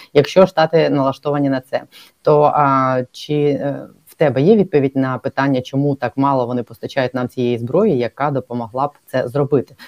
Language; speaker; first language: Ukrainian; native; Ukrainian